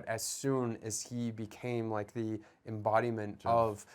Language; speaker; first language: English; native; English